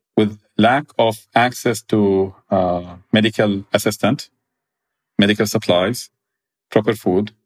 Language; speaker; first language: English; non-native, fluent; Arabic